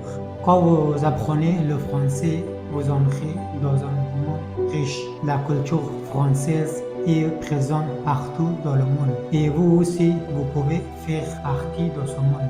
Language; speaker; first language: French; non-native, fluent; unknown